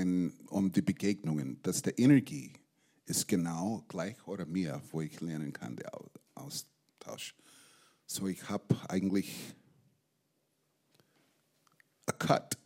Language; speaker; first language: German; non-native, fluent; English